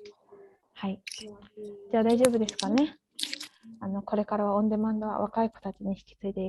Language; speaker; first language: Japanese; native; Japanese